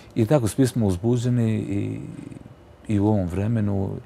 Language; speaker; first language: Croatian; native; Croatian